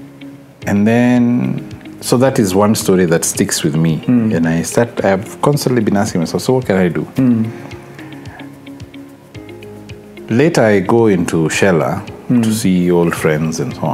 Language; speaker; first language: English; non-native, local second language; Swahili